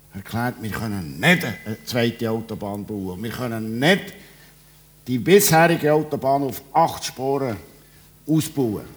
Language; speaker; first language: German; native; German